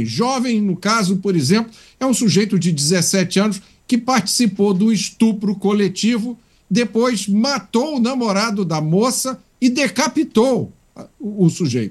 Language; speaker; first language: Portuguese; native; Portuguese